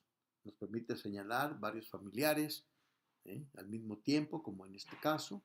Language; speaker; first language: Spanish; native; Spanish